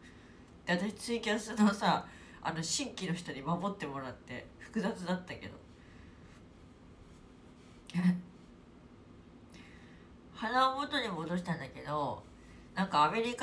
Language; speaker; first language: Japanese; native; Japanese